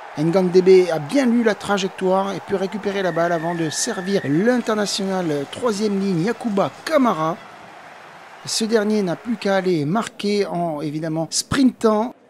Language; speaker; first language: French; native; French